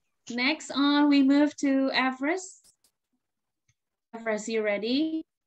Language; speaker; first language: English; non-native, fluent; Indonesian